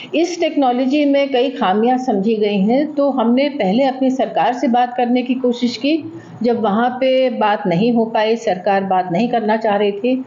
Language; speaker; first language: Hindi; native; Hindi